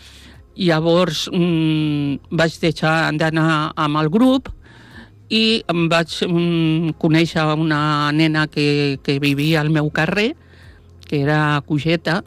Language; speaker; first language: Catalan; non-native, local second language; Spanish